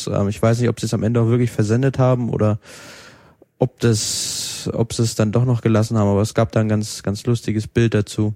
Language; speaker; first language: German; native; German